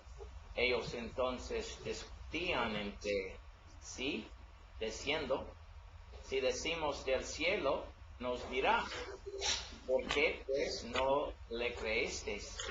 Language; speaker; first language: Spanish; non-native, learner; English